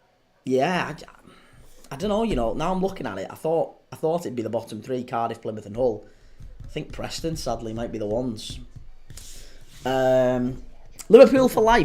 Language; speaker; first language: English; native; English